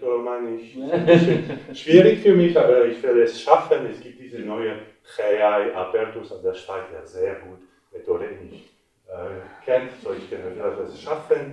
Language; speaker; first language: German; non-native, local second language; French